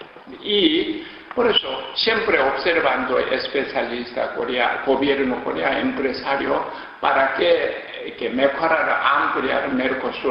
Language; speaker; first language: Spanish; non-native, learner; Korean